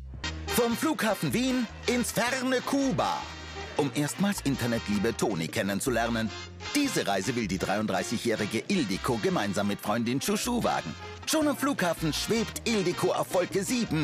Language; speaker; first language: German; native; German